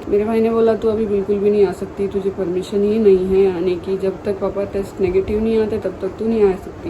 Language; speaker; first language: Hindi; non-native, local second language; Marathi